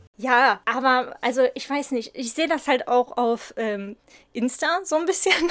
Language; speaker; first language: German; native; German